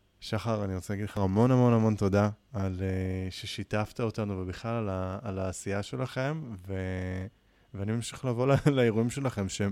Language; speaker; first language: Hebrew; native; Hebrew